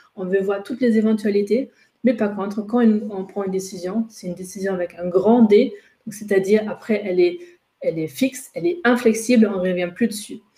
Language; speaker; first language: French; non-native, fluent; German